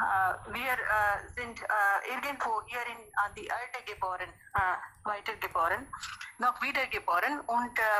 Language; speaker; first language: German; non-native, learner; Hindi